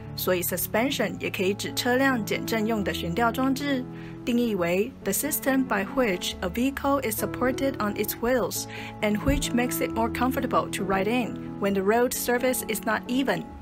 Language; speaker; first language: English; non-native, fluent; Chinese